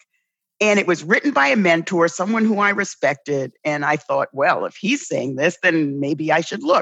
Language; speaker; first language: English; native; English